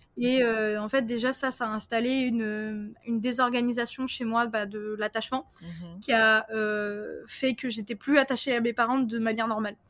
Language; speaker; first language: French; early bilingual, other home language; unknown